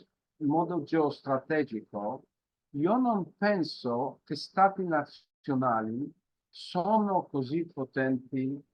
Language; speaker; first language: Italian; non-native, fluent; Polish